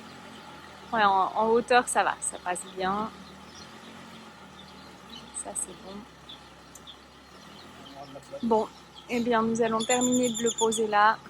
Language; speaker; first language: French; native; French